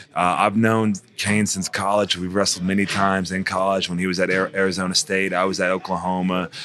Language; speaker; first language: English; native; English